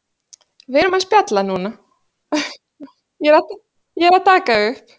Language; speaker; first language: Icelandic; non-native, fluent; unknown